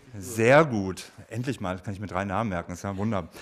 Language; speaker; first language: German; native; German